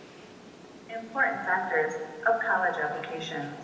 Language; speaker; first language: English; native; English